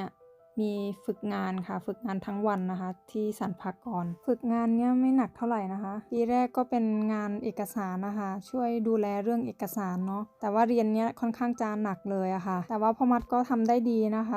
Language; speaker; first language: Thai; native; Thai